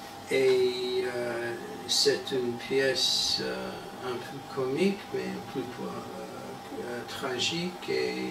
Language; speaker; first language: French; non-native, learner; English